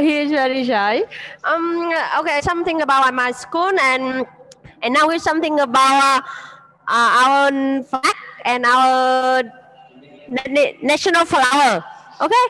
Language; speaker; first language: English; non-native, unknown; Vietnamese